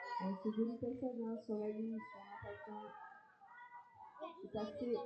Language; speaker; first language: French; native; French